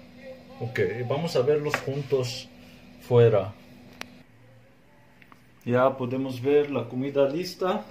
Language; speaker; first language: Spanish; non-native, fluent; Arabic